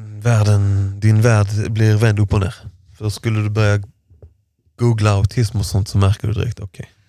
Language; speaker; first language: Swedish; early bilingual, other home language; Persian